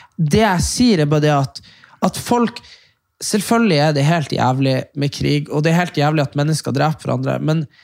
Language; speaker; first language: Norwegian; native; Norwegian